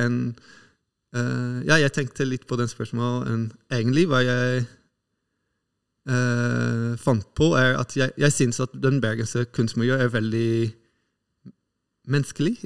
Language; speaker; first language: Norwegian; non-native, fluent; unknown